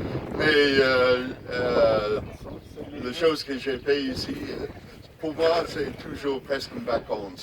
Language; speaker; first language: French; non-native, fluent; English